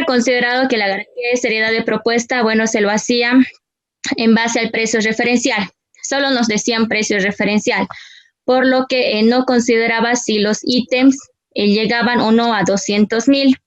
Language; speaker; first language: Spanish; native; Spanish